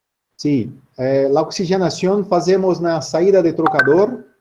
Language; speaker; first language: Spanish; non-native, learner; Portuguese